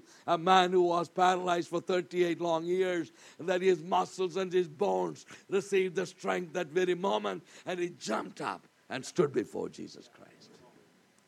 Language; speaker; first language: English; non-native, local second language; Malayalam